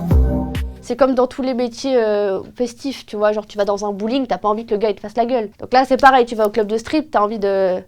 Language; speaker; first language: French; native; French